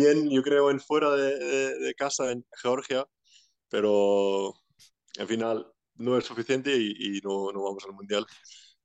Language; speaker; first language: Spanish; non-native, fluent; Icelandic